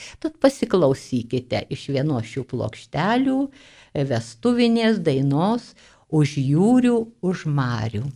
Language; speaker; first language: Lithuanian; native; Lithuanian